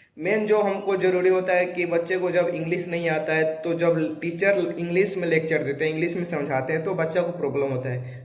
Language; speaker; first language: Hindi; native; Hindi